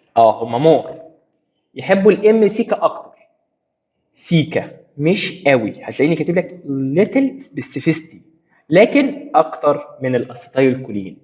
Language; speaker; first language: Arabic; native; Arabic